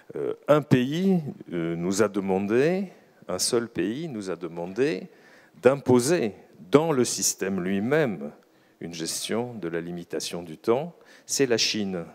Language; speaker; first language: French; native; French